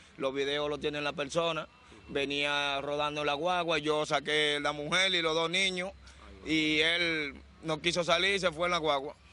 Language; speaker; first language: Spanish; native; Spanish